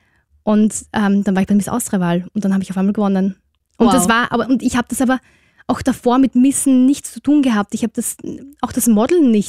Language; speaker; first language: German; native; German